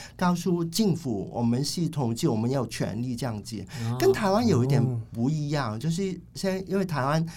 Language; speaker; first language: Chinese; non-native, fluent; Cantonese